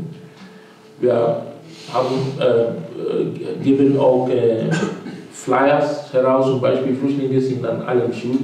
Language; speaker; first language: German; non-native, fluent; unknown